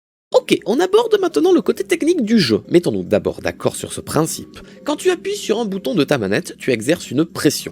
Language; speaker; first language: French; native; French